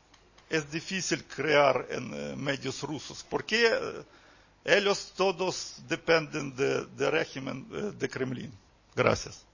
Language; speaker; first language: Spanish; non-native, fluent; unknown